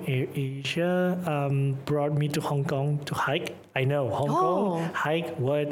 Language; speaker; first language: English; non-native, fluent; Indonesian